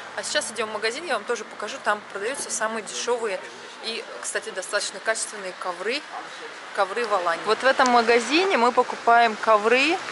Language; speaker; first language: Russian; native; Russian